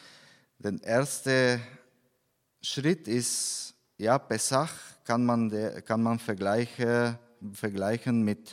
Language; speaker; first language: German; non-native, fluent; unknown